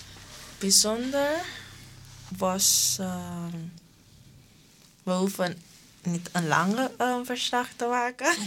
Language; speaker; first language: Dutch; non-native, local second language; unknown